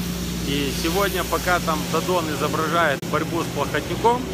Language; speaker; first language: Russian; native; Russian